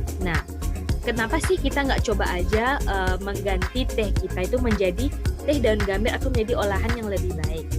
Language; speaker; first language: Indonesian; non-native, local second language; Minangkabau